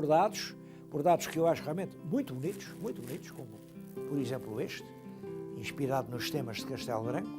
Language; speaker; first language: Portuguese; native; Portuguese